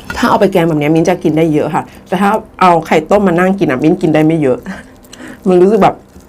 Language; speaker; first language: Thai; native; Thai